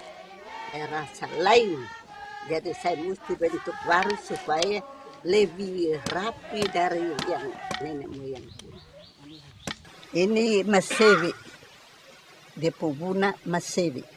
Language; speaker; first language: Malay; non-native, local second language; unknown